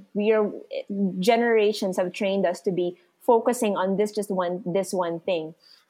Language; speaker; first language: English; non-native, local second language; Filipino